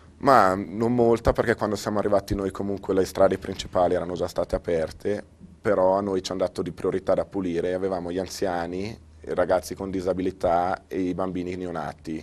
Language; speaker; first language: Italian; native; Italian